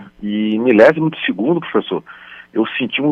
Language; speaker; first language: Portuguese; native; Portuguese